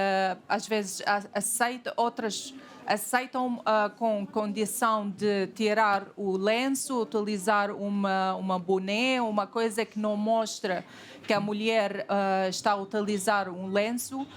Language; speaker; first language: Portuguese; non-native, fluent; Arabic